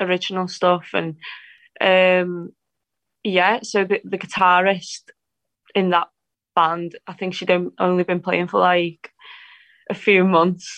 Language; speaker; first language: English; native; English